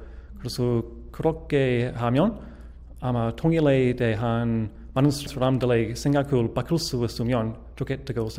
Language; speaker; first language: Korean; non-native, fluent; English